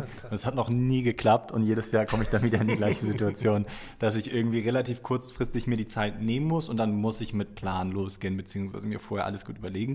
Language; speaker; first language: German; native; German